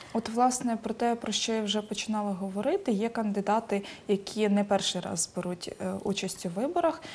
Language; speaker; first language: Ukrainian; native; Ukrainian